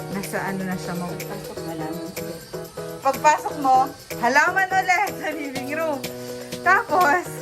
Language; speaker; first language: Filipino; non-native, local second language; Waray